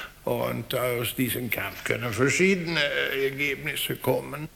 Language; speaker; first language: German; non-native, fluent; Swedish